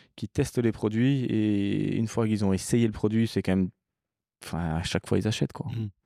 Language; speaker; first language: French; early bilingual, other home language; English